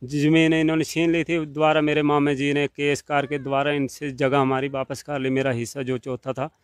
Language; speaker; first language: Hindi; native; Hindi